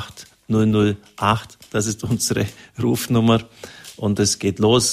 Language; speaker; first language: German; native; German